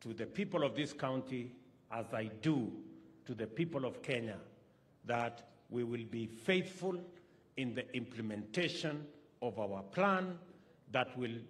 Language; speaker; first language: English; non-native, local second language; Kalenjin